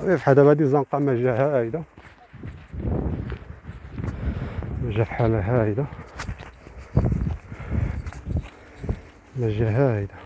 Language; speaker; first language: Arabic; native; Arabic